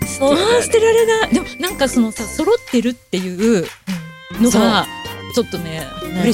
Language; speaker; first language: Japanese; native; Japanese